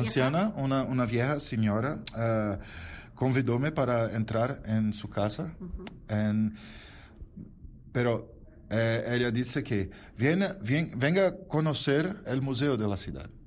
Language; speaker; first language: Spanish; non-native, learner; Portuguese